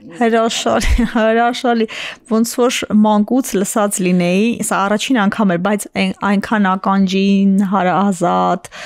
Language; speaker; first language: Armenian; native; Armenian